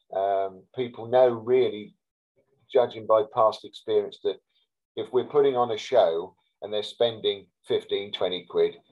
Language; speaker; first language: English; native; English